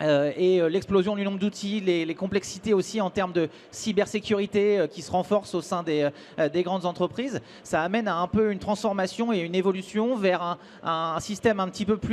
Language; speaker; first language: French; native; French